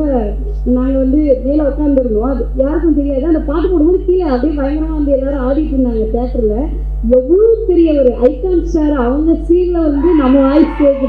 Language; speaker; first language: Tamil; native; Tamil